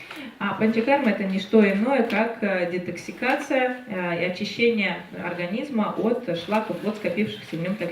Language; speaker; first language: Russian; native; Russian